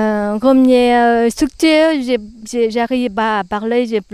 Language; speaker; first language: French; non-native, learner; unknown